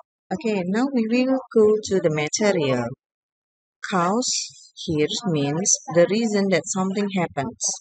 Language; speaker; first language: English; non-native, fluent; Indonesian